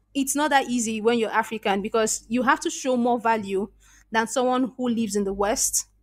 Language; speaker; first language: English; non-native, local second language; Igbo